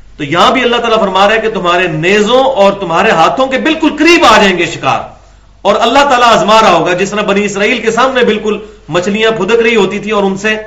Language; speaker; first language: Urdu; non-native, local second language; Punjabi